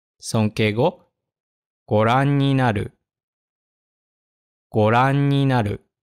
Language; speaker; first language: Japanese; native; Japanese